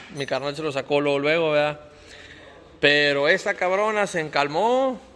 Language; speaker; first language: Spanish; early bilingual, other home language; English